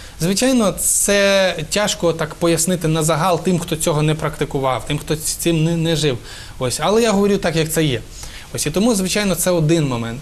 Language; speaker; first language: Ukrainian; native; Ukrainian